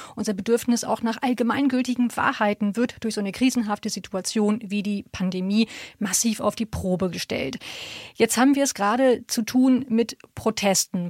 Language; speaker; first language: German; native; German